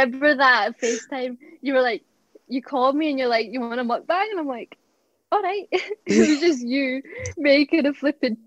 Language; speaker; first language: English; native; English